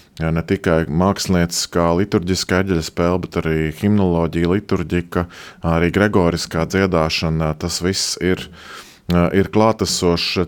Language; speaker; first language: Latvian; native; Latvian